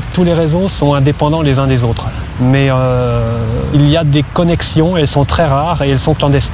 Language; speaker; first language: French; native; French